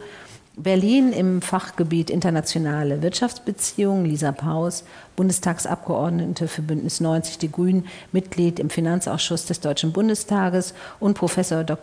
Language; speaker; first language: German; native; German